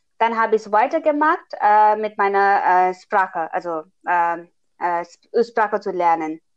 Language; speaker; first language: German; non-native, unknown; Nepali